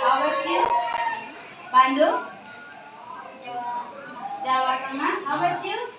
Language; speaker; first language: English; non-native, learner; Indonesian